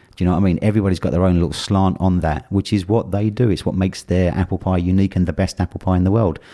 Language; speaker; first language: English; native; English